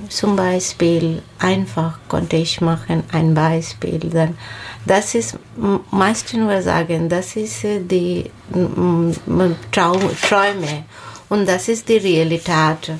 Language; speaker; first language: German; non-native, learner; Bangla